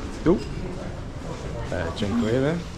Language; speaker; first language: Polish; non-native, learner; English